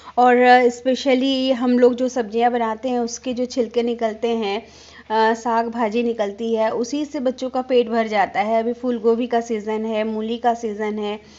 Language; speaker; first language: Hindi; non-native, local second language; Bangla